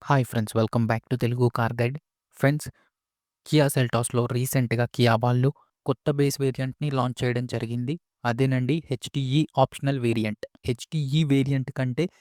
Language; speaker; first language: Telugu; native; Telugu